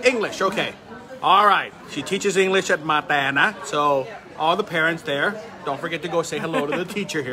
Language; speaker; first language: English; non-native, fluent; Thai